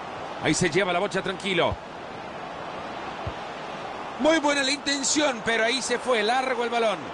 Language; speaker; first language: Spanish; native; Spanish